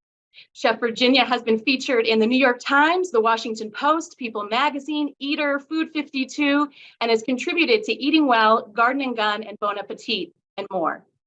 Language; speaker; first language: English; native; English